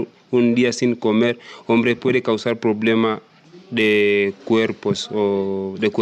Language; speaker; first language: Spanish; non-native, learner; Masai